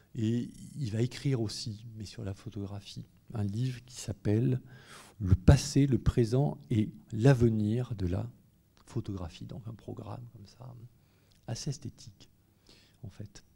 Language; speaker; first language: French; native; French